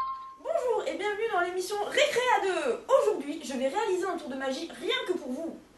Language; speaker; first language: French; native; French